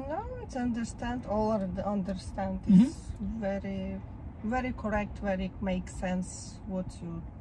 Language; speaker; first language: English; non-native, learner; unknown